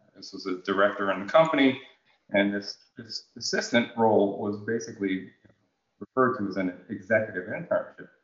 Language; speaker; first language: English; native; English